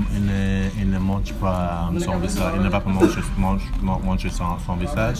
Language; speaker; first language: French; non-native, learner; English